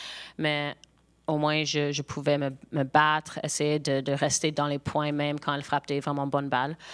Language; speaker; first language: French; non-native, local second language; English